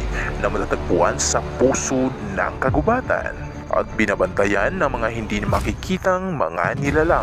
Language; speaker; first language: Filipino; native; Filipino